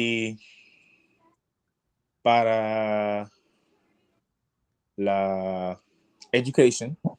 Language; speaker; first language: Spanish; non-native, learner; English